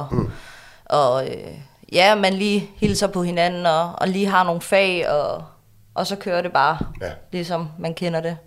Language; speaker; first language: Danish; native; Danish